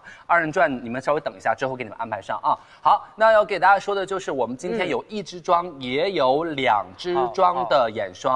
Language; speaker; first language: Chinese; native; Chinese